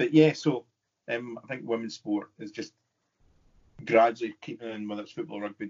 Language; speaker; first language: English; native; English